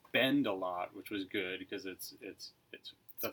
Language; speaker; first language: English; native; English